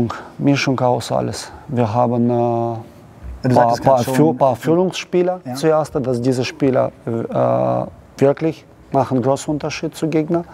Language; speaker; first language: German; non-native, learner; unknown